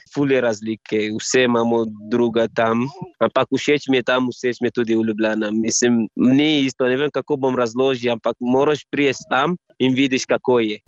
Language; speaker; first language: Slovenian; non-native, learner; Igbo